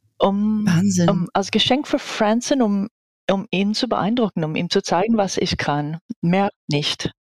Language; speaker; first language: German; non-native, fluent; English